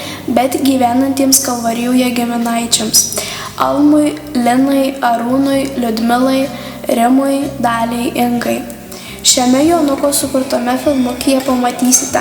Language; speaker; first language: Lithuanian; native; Lithuanian